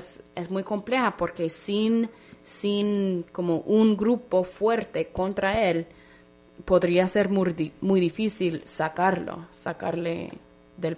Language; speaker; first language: Spanish; non-native, fluent; English